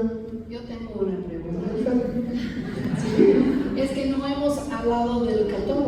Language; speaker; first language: Spanish; non-native, fluent; English